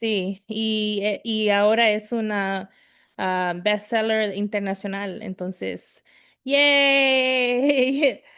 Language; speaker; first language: Spanish; early bilingual, heritage; Spanish